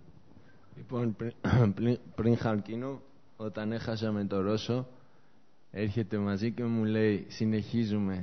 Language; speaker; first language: Greek; non-native, fluent; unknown